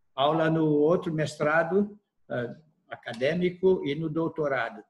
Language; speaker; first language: Portuguese; native; Portuguese